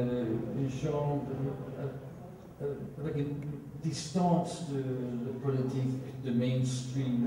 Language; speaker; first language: French; non-native, fluent; Swedish